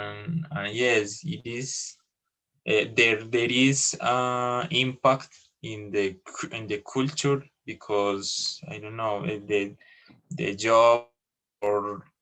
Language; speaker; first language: English; non-native, learner; Spanish